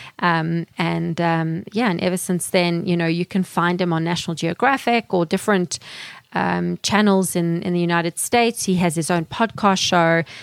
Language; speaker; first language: English; native; English